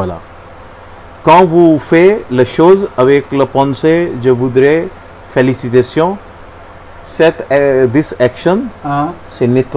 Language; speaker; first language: French; non-native, learner; Hindi